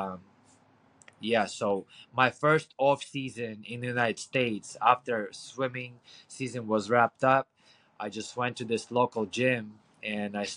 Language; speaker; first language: English; non-native, fluent; Ukrainian